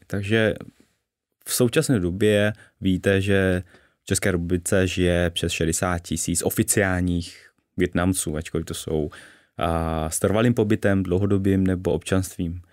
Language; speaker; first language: Czech; early bilingual, other home language; Vietnamese